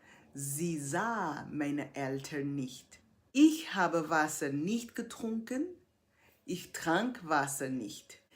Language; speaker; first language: German; non-native, fluent; Portuguese